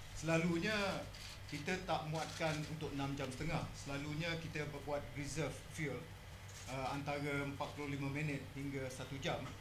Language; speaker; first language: Malay; native; Malay